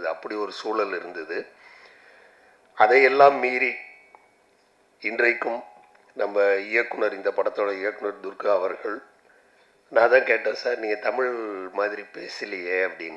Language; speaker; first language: Tamil; native; Tamil